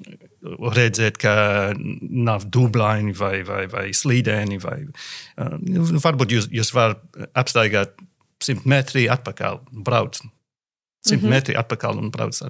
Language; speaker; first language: Latvian; non-native, learner; English